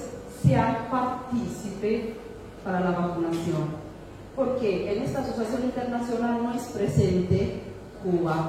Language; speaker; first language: Spanish; non-native, fluent; Amharic